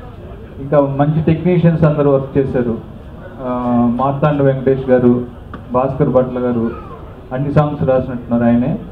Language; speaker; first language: Telugu; native; Telugu